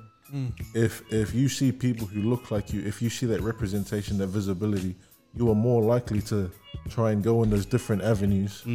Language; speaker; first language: English; native; English